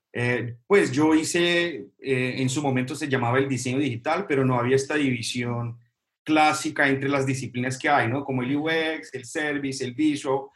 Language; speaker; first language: Spanish; non-native, fluent; Portuguese